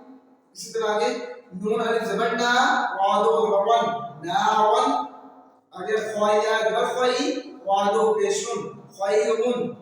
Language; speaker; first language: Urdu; non-native, local second language; Punjabi